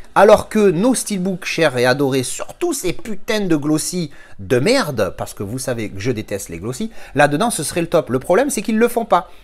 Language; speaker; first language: French; native; French